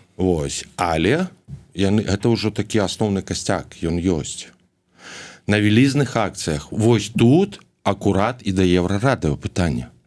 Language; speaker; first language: Belarusian; native; Belarusian